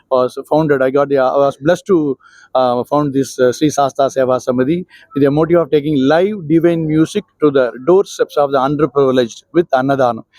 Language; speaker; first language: English; non-native, local second language; Tamil